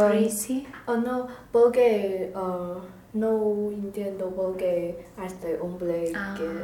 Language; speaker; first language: Spanish; non-native, learner; Chinese